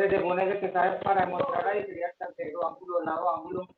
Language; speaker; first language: Spanish; native; Spanish